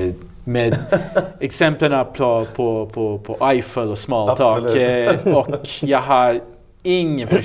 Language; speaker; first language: Swedish; non-native, learner; English